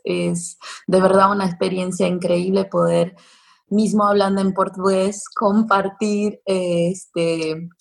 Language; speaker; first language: Spanish; non-native, fluent; Portuguese